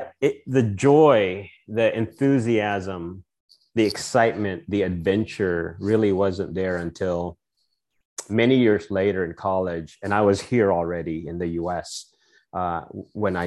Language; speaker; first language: English; non-native, local second language; Filipino